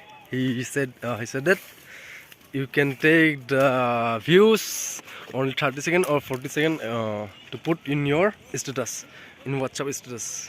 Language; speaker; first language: English; non-native, local second language; Hindi